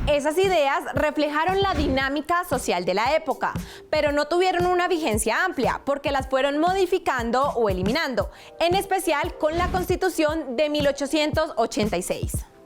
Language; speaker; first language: Spanish; native; Spanish